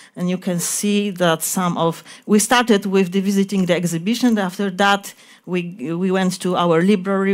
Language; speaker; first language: English; non-native, fluent; Polish